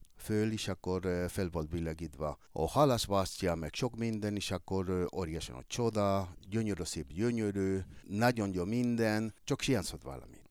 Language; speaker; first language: Hungarian; non-native, fluent; Spanish